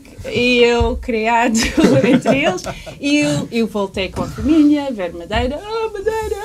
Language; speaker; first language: Portuguese; early bilingual, heritage; English